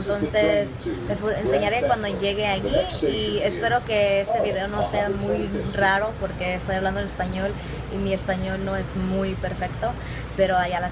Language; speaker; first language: Spanish; early bilingual, heritage; English